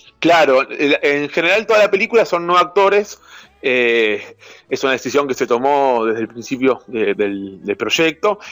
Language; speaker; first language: Spanish; native; Spanish